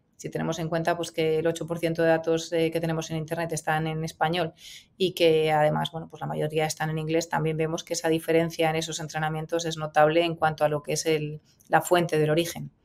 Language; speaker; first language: Spanish; native; Spanish